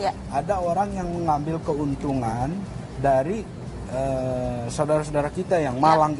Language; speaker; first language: Indonesian; native; Indonesian